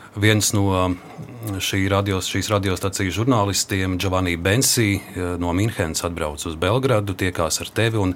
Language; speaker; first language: Latvian; native; Latvian